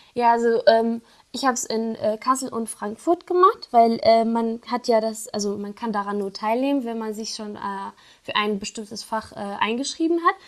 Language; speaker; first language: German; non-native, fluent; Arabic